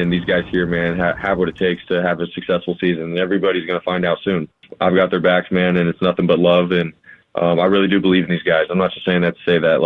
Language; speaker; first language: English; native; English